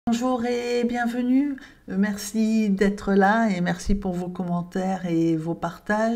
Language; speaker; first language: French; native; French